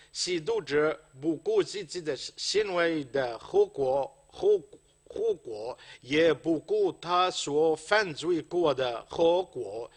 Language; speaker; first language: Chinese; non-native, fluent; Arabic